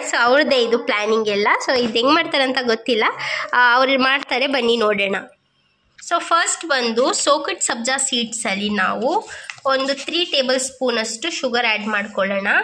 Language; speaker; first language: Kannada; non-native, local second language; Urdu